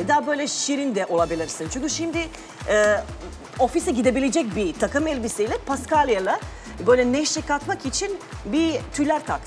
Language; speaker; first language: Turkish; non-native, fluent; Serbian